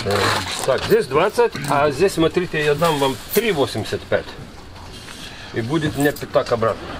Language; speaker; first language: Russian; non-native, fluent; Lithuanian